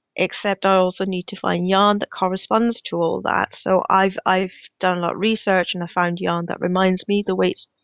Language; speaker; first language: English; non-native, fluent; Danish